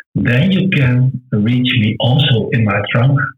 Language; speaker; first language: English; non-native, learner; Dutch